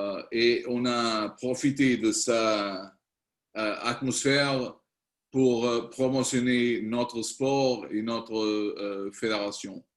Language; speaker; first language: French; non-native, learner; Spanish